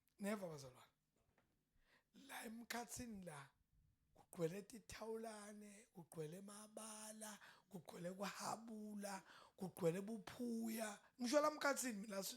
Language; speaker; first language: Zulu; non-native, local second language; Swati